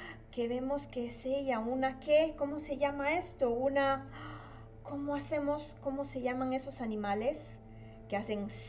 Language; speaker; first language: Spanish; native; Spanish